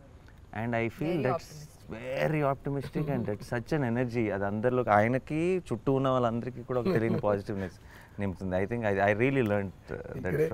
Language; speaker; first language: Telugu; native; Telugu